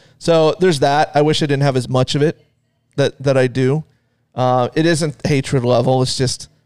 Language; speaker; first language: English; native; English